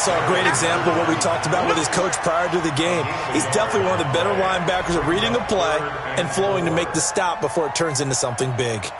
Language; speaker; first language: English; native; English